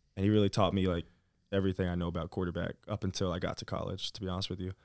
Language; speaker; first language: English; native; English